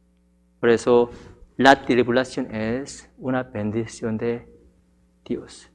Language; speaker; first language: Spanish; non-native, fluent; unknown